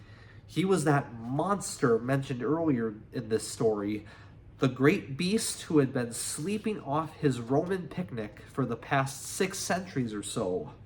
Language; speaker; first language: English; native; English